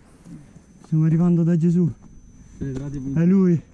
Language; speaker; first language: Italian; native; Italian